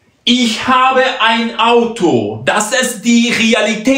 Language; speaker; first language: German; non-native, fluent; Persian